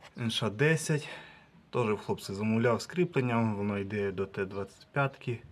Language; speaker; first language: Ukrainian; native; Ukrainian